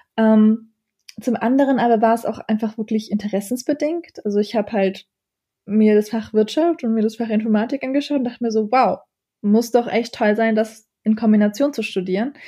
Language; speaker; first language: German; early bilingual, other home language; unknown